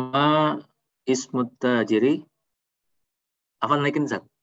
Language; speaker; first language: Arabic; non-native, learner; Indonesian